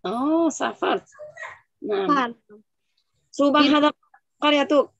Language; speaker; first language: Arabic; non-native, fluent; Indonesian